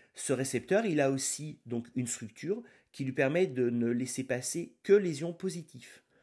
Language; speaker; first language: French; native; French